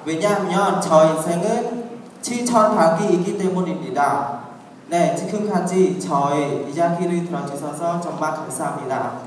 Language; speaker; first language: Korean; non-native, learner; Khmer